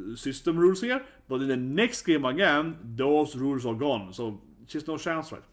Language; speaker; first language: English; non-native, fluent; Swedish